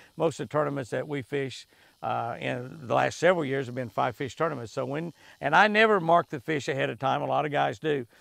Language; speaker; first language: English; native; English